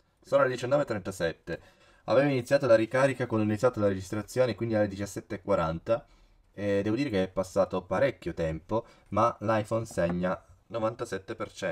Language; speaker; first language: Italian; native; Italian